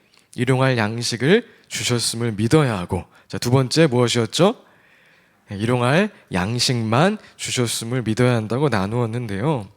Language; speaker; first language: Korean; native; Korean